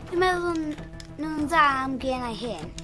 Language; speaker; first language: Welsh; non-native, local second language; English